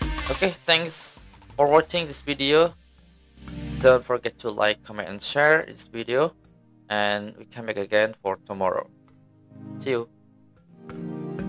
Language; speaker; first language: English; non-native, learner; Indonesian